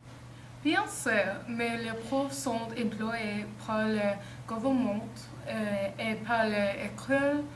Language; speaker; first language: French; non-native, learner; English